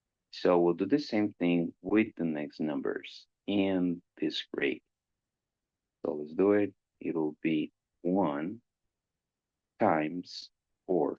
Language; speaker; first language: English; non-native, fluent; Spanish